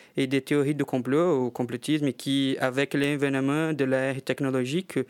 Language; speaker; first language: French; non-native, fluent; Portuguese